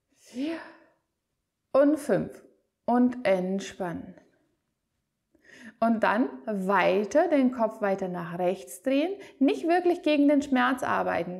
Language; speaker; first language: German; native; German